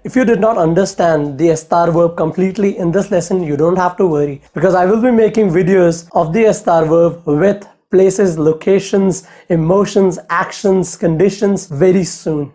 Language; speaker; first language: English; non-native, local second language; Hindi